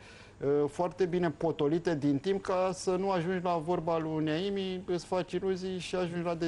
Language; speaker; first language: Romanian; native; Romanian